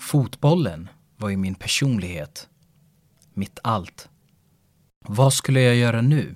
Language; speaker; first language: Swedish; early bilingual, other home language; Lingala